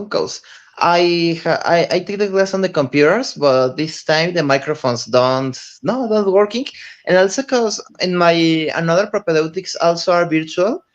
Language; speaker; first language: English; non-native, learner; Spanish